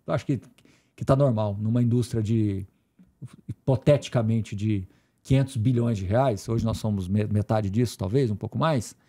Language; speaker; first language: Portuguese; native; Portuguese